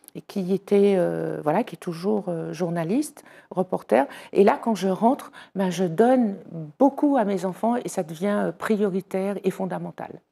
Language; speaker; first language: French; native; French